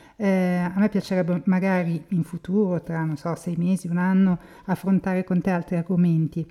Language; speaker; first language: Italian; native; Italian